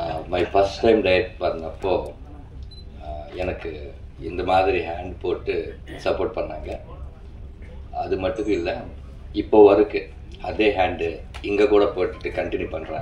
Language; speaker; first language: Tamil; non-native, learner; Telugu